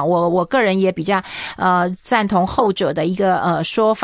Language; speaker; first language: Chinese; native; Chinese